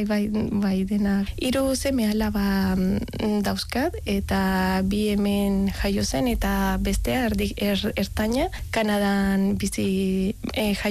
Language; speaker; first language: Basque; non-native, learner; Spanish